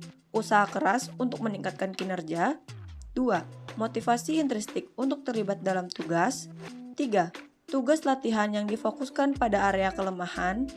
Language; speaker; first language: Indonesian; native; Indonesian